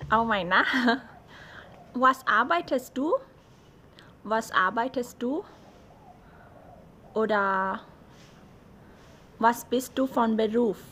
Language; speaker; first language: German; non-native, learner; Thai